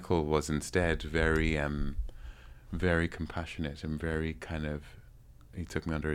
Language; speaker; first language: English; non-native, local second language; Yoruba